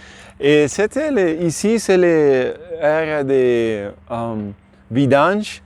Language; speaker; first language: French; non-native, fluent; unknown